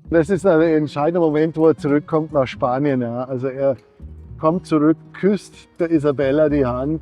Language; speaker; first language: German; native; German